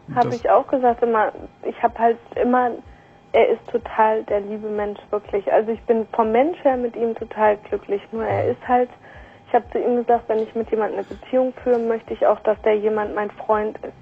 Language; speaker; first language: German; native; German